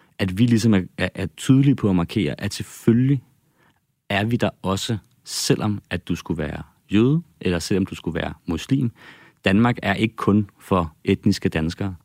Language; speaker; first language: Danish; native; Danish